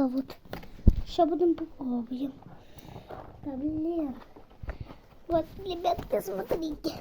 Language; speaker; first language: Ukrainian; native; Ukrainian